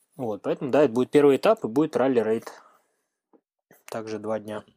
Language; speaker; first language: Russian; native; Russian